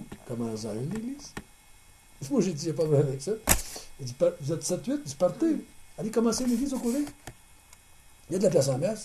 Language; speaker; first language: French; native; French